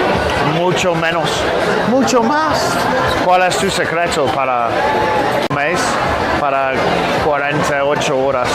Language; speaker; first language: Spanish; non-native, learner; English